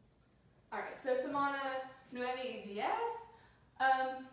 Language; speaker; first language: Spanish; non-native, learner; English